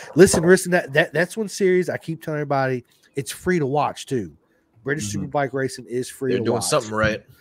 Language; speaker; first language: English; native; English